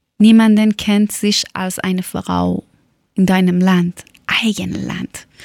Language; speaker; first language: German; non-native, learner; Persian